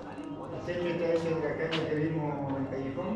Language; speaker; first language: Spanish; native; Spanish